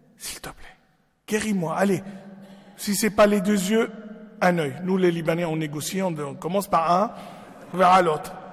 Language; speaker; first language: French; non-native, local second language; Arabic